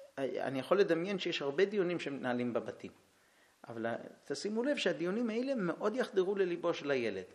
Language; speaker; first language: Hebrew; early bilingual, heritage; Hebrew